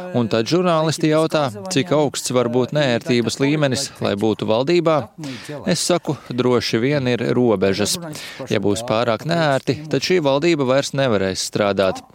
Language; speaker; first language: Latvian; native; Latvian